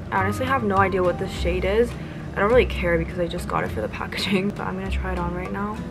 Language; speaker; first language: English; native; English